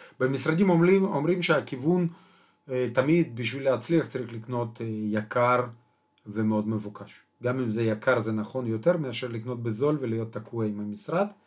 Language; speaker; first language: Hebrew; non-native, fluent; Russian